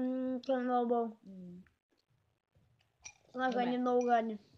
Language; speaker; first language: Bulgarian; native; Bulgarian